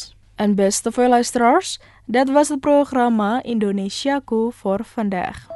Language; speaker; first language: Dutch; non-native, fluent; Indonesian